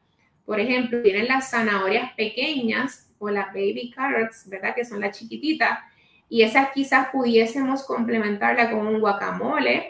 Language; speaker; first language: Spanish; native; Spanish